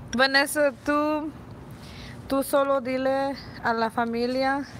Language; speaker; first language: Spanish; native; Spanish